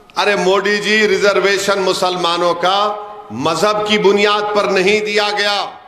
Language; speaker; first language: Urdu; native; Urdu